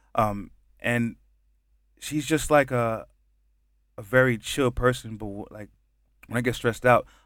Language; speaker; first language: English; early bilingual, other home language; Haitian Creole